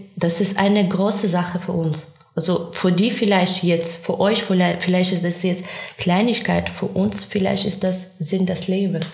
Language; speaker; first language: German; non-native, fluent; Ukrainian